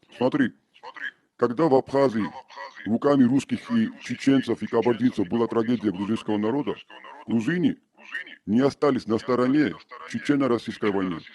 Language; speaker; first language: Russian; non-native, local second language; Georgian